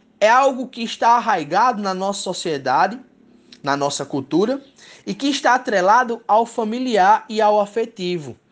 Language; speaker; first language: Portuguese; native; Portuguese